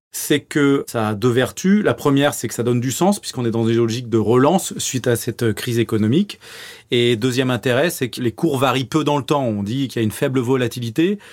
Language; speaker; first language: French; native; French